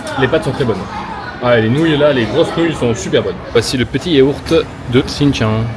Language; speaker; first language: French; native; French